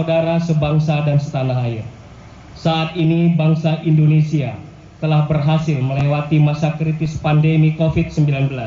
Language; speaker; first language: Indonesian; native; Indonesian